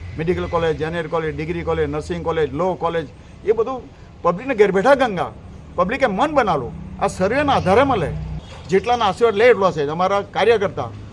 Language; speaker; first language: Gujarati; native; Gujarati